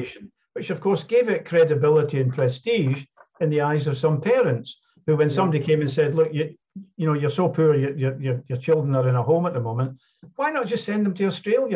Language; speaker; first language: English; native; English